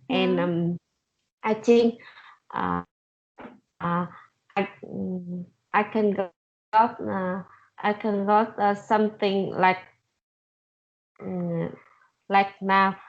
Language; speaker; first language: English; non-native, learner; Vietnamese